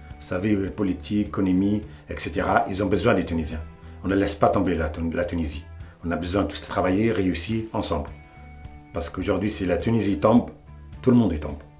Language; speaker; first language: French; non-native, local second language; Arabic